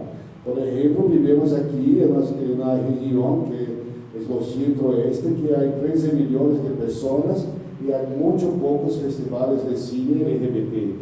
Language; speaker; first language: Spanish; non-native, learner; Portuguese